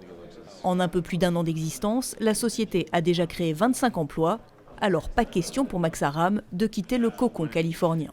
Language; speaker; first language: French; native; French